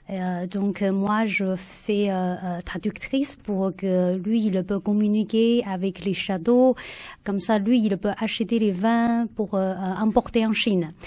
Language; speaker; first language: French; non-native, learner; Chinese